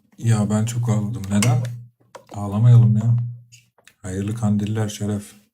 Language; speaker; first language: Turkish; native; Turkish